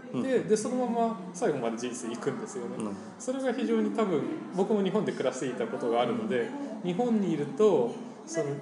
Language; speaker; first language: Japanese; early bilingual, heritage; Japanese